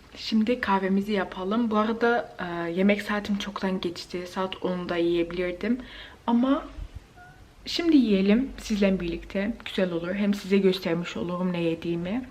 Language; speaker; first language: Turkish; early bilingual, heritage; Turkish